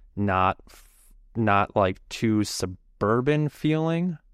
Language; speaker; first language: English; native; English